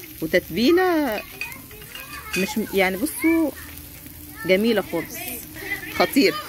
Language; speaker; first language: Arabic; native; Arabic